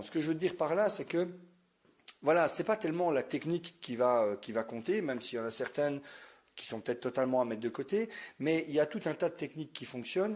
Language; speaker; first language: French; native; French